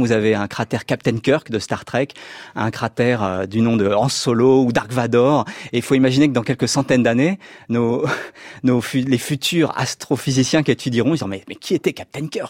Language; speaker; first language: French; native; French